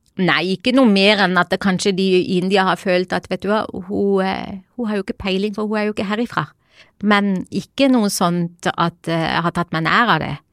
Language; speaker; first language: Norwegian; early bilingual, other home language; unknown